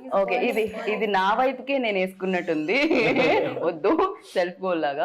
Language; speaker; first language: Telugu; native; Telugu